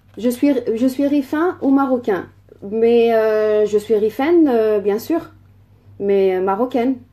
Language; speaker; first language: French; early bilingual, other home language; Riffian